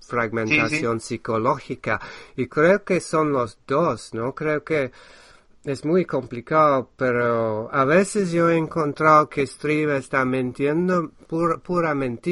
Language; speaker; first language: Spanish; non-native, fluent; English